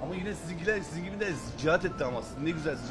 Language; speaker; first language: Turkish; native; Turkish